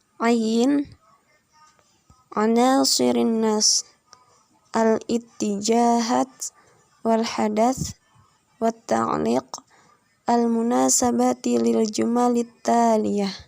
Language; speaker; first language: Arabic; non-native, learner; Indonesian